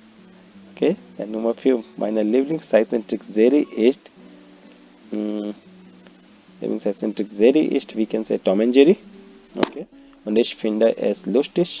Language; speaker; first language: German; non-native, fluent; Hindi